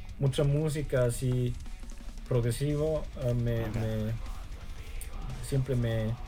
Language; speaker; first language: Spanish; early bilingual, heritage; German